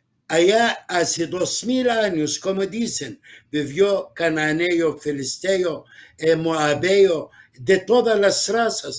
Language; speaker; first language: Spanish; non-native, fluent; Arabic